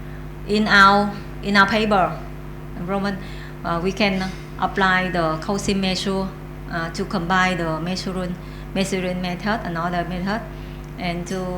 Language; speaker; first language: English; non-native, learner; Vietnamese